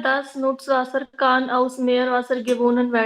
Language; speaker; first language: German; non-native, learner; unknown